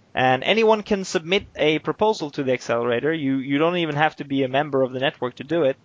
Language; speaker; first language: English; non-native, fluent; Norwegian